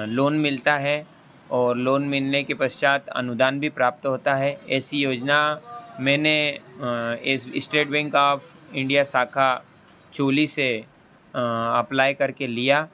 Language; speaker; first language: Hindi; native; Hindi